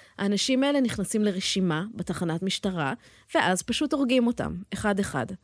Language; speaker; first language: Hebrew; early bilingual, heritage; Hebrew